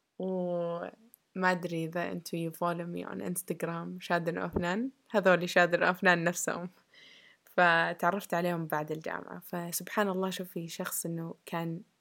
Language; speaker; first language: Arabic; early bilingual, heritage; Arabic